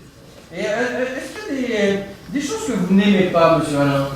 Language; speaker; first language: French; native; French